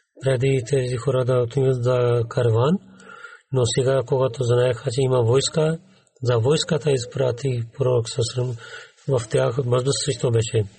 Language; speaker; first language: Bulgarian; non-native, learner; Urdu